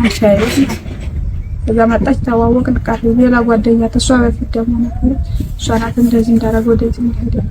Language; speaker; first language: Amharic; native; Amharic